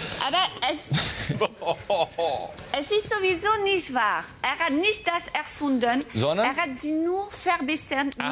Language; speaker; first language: German; non-native, fluent; French